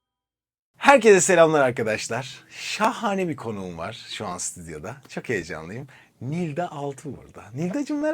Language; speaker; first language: Turkish; native; Turkish